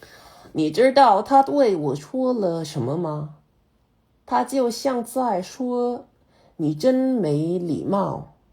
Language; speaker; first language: Chinese; non-native, learner; Korean